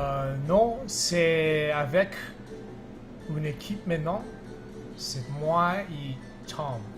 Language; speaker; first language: French; non-native, learner; English